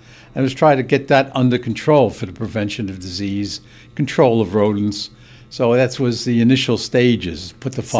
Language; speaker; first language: English; native; English